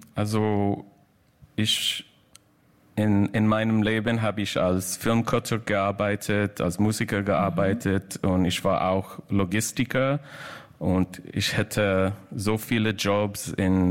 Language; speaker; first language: German; non-native, learner; English